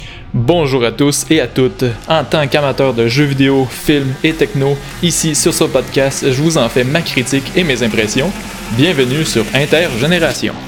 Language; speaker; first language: French; native; French